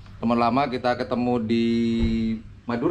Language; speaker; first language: Indonesian; native; Indonesian